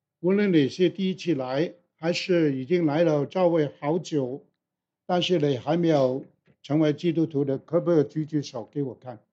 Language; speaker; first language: Chinese; non-native, local second language; Cantonese